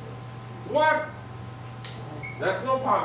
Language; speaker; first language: English; non-native, fluent; Japanese